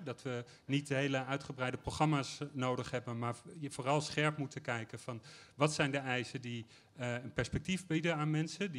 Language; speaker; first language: Dutch; native; Dutch